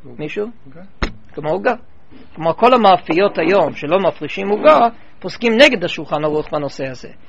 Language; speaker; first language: Hebrew; non-native, fluent; English